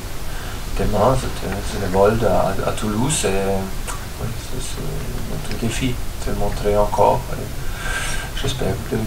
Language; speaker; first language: French; non-native, fluent; German